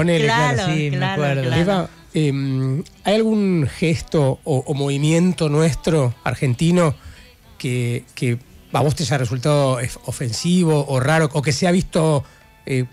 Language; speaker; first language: Spanish; native; Spanish